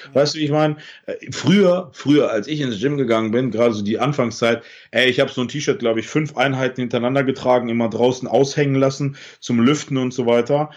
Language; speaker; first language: German; early bilingual, other home language; Russian